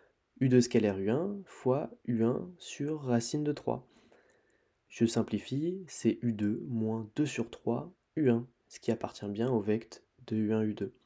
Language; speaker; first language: French; native; French